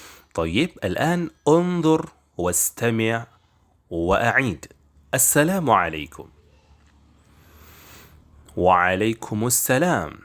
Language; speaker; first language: Arabic; non-native, fluent; Indonesian